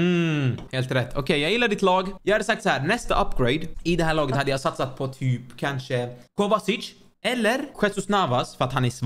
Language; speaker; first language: Swedish; native; Swedish